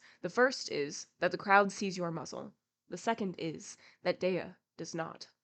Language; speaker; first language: English; native; English